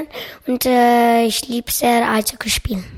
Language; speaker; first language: German; early bilingual, other home language; Russian